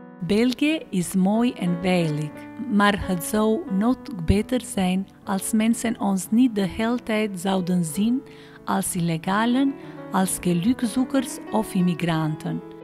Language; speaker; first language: Dutch; non-native, fluent; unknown